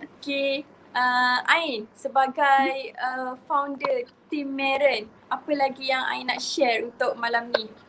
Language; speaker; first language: Malay; native; Malay